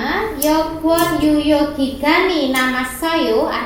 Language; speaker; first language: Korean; non-native, fluent; Indonesian